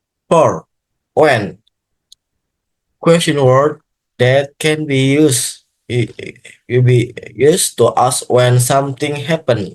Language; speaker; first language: English; non-native, learner; Indonesian